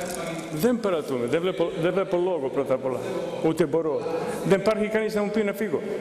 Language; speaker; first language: Greek; non-native, fluent; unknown